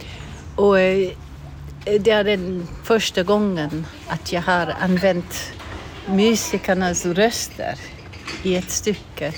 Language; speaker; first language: Swedish; non-native, fluent; English